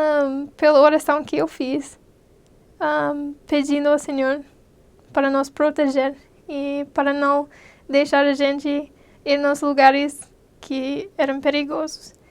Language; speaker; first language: Portuguese; non-native, fluent; English